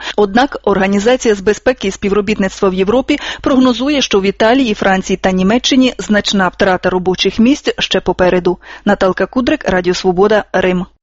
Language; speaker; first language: Ukrainian; native; Ukrainian